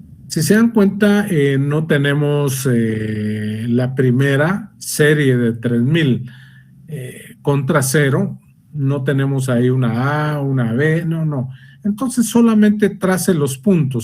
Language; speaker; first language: Spanish; native; Spanish